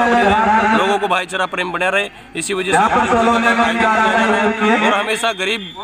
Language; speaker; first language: Hindi; native; Hindi